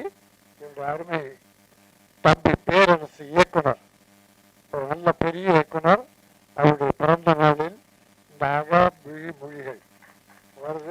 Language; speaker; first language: Tamil; native; Tamil